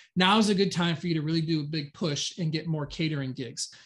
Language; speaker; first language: English; native; English